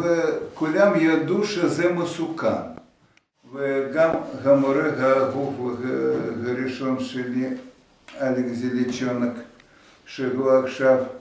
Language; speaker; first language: Hebrew; non-native, fluent; Russian